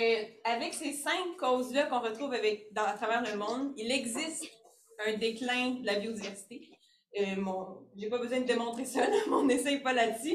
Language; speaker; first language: French; native; French